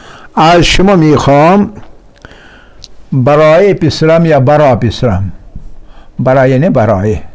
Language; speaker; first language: Persian; non-native, fluent; Urdu